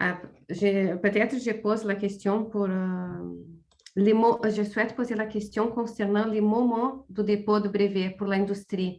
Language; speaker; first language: French; non-native, fluent; Portuguese